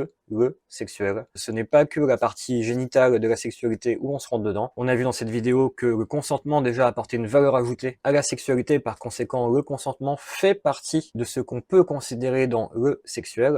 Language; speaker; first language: French; native; French